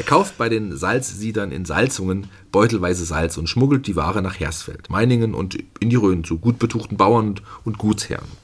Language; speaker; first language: German; native; German